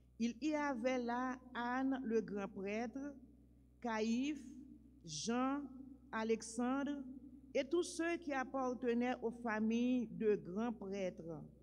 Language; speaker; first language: French; non-native, local second language; Haitian Creole